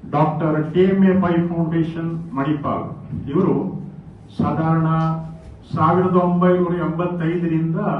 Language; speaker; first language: Kannada; non-native, local second language; Konkani